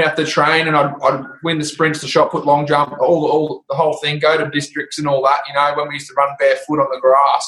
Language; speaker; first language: English; native; English